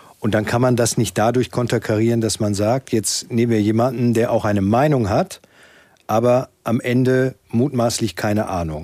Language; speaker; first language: German; native; German